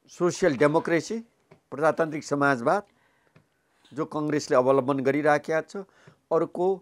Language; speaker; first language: Nepali; non-native, local second language; Limbu